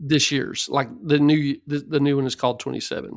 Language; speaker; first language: English; native; English